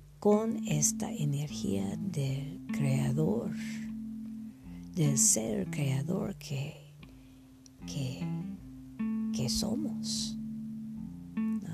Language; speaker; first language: Spanish; non-native, fluent; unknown